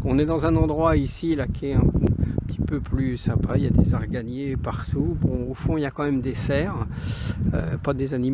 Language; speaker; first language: French; native; French